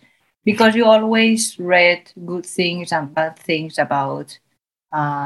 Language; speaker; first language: English; non-native, fluent; Spanish